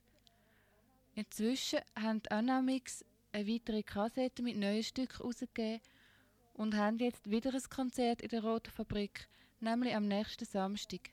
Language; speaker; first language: German; native; German